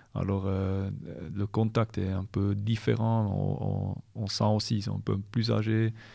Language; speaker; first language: French; non-native, local second language; German